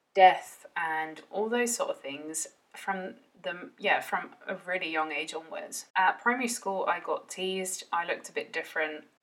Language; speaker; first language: English; early bilingual, heritage; Dutch